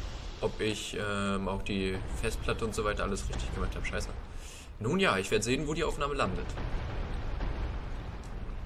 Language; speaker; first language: German; native; German